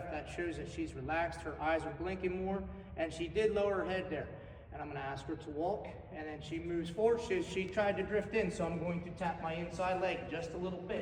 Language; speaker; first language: English; native; English